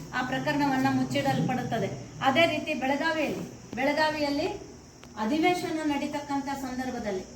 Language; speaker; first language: Kannada; native; Kannada